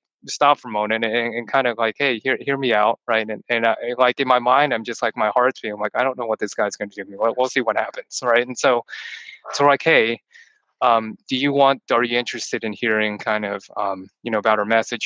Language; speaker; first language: English; early bilingual, other home language; Chinese